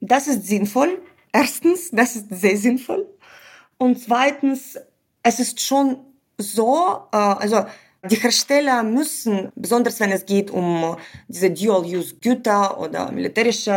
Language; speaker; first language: German; non-native, fluent; Ukrainian